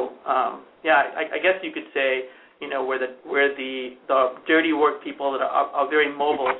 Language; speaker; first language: English; non-native, local second language; Hindi